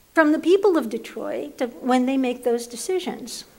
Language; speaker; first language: English; native; English